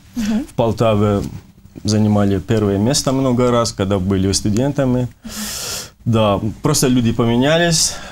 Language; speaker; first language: Russian; non-native, fluent; Persian